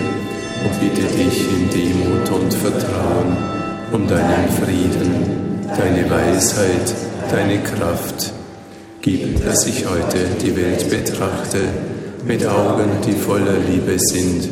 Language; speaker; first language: German; native; German